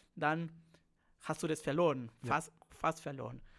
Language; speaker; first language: German; non-native, fluent; Spanish